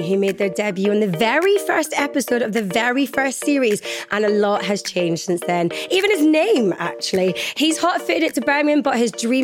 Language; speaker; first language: English; native; English